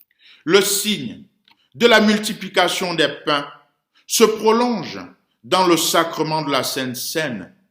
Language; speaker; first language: French; native; French